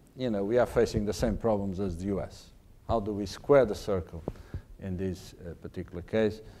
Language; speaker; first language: English; non-native, fluent; Portuguese